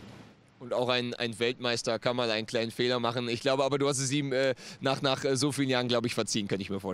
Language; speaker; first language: German; native; German